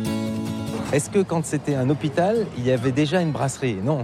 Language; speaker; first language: French; native; French